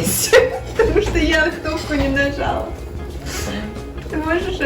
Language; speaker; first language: Russian; early bilingual, heritage; Russian